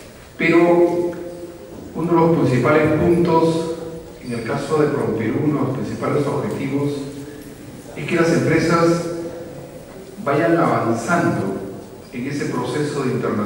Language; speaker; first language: Spanish; native; Spanish